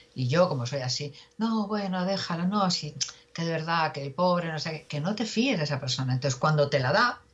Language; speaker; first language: Spanish; native; Spanish